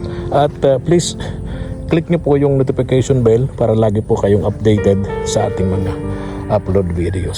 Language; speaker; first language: Filipino; native; Filipino